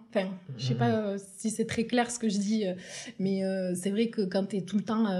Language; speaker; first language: French; native; French